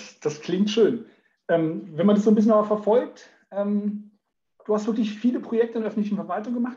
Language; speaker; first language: German; native; German